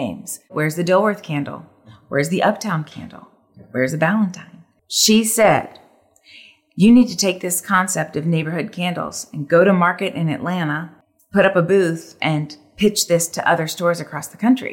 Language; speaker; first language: English; native; English